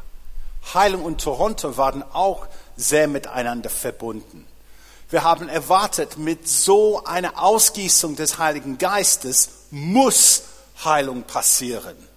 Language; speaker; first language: German; non-native, fluent; English